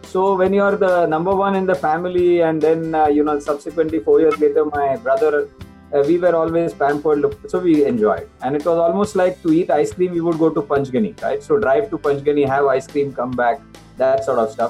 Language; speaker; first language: English; non-native, local second language; Marathi